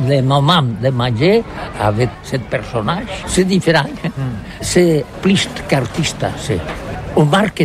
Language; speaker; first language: French; non-native, learner; Catalan